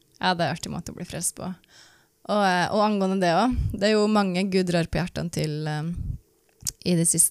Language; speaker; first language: Norwegian; native; Norwegian